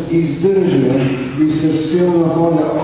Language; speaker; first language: Bulgarian; non-native, learner; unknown